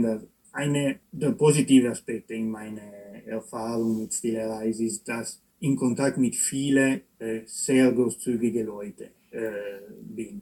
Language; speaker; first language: German; non-native, fluent; Italian